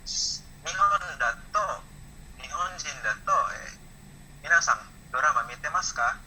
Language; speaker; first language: Japanese; non-native, learner; Indonesian